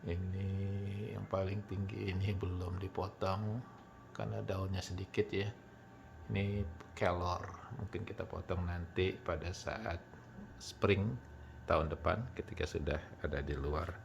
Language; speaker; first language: Indonesian; native; Indonesian